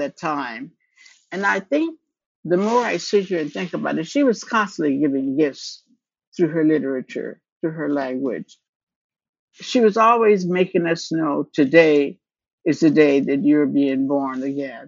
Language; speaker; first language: English; native; English